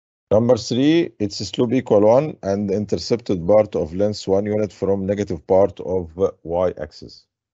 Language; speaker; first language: English; non-native, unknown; Arabic